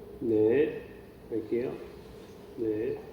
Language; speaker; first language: Korean; native; Korean